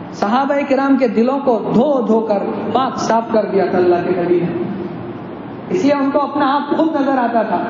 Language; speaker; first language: Urdu; non-native, local second language; Gujarati